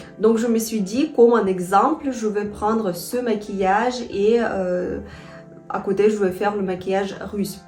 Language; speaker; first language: French; non-native, fluent; Russian